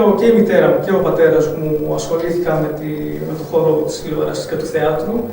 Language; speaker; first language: Greek; early bilingual, other home language; Arabic